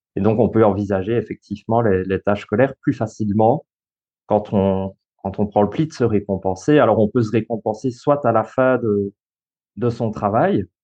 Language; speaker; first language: French; native; French